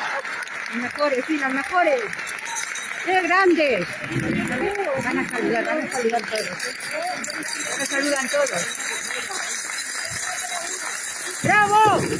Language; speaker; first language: Spanish; native; Spanish